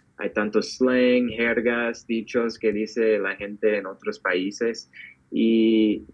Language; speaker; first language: Spanish; non-native, fluent; English